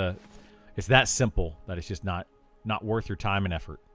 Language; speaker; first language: English; native; English